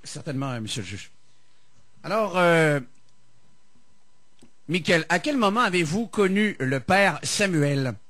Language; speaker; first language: French; native; French